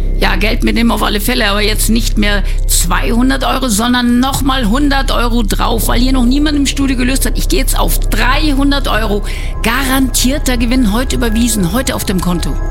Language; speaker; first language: German; native; German